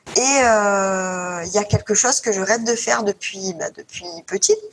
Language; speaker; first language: French; native; French